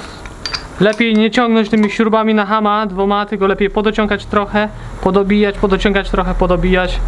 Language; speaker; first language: Polish; native; Polish